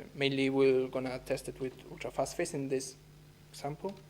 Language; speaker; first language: English; non-native, fluent; Spanish